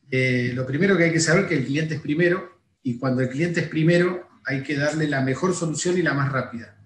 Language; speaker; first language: Spanish; native; Spanish